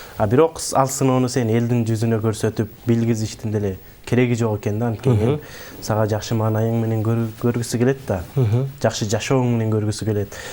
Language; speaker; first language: Kyrgyz; early bilingual, heritage; Kyrgyz